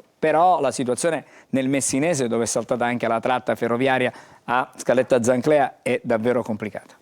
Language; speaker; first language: Italian; native; Italian